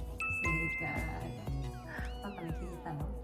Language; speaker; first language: Japanese; native; Japanese